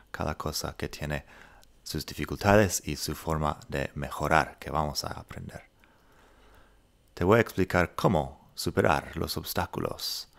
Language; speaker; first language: Spanish; non-native, fluent; English